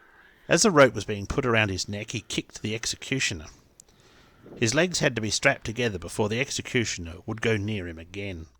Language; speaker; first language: English; native; English